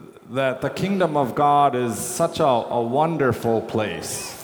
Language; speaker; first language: English; native; English